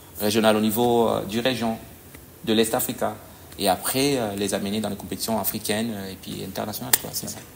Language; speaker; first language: French; non-native, local second language; Lingala